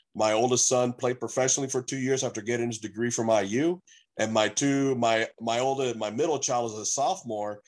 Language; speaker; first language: English; native; English